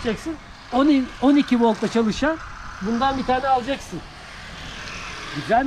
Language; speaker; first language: Turkish; native; Turkish